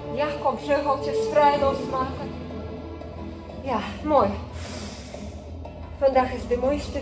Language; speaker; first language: Dutch; non-native, learner; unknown